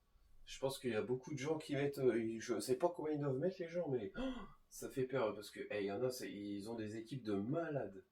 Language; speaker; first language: French; native; French